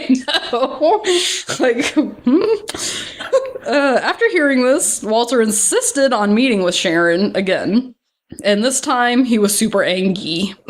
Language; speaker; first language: English; native; English